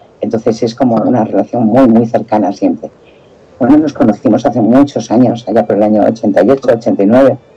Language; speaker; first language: Spanish; native; Spanish